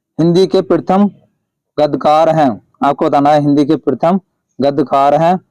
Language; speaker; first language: Hindi; native; Hindi